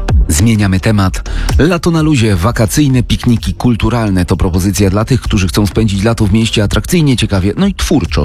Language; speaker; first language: Polish; native; Polish